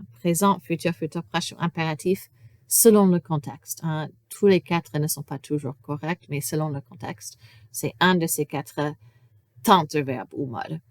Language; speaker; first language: French; non-native, fluent; English